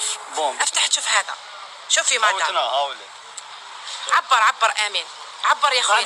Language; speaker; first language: Arabic; native; Arabic